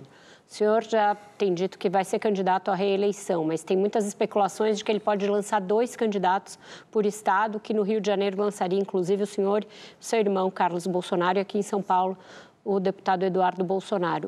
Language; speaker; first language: Portuguese; native; Portuguese